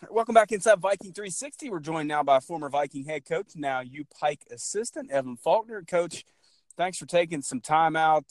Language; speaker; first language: English; native; English